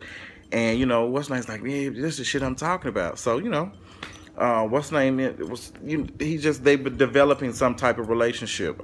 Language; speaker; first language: English; native; English